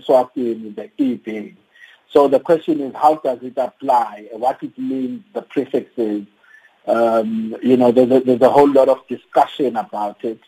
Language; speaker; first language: English; non-native, local second language; Swati